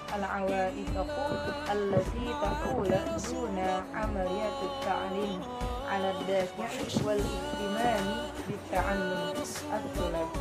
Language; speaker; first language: Arabic; non-native, learner; Indonesian